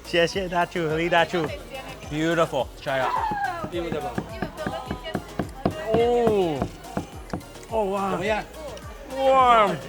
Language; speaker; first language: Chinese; non-native, fluent; English